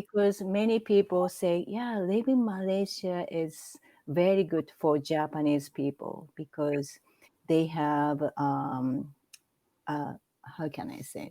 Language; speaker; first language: English; non-native, learner; Japanese